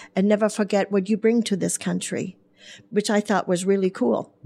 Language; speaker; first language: English; non-native, fluent; German